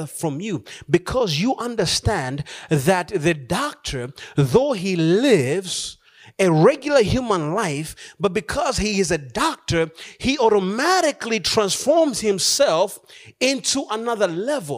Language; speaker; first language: English; non-native, local second language; Nyanja